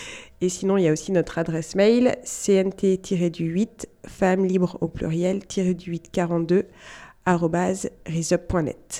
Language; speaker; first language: French; native; French